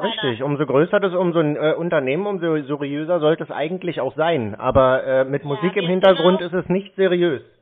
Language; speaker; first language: German; native; German